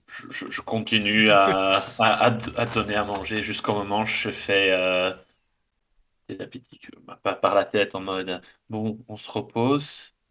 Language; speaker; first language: French; non-native, fluent; Dutch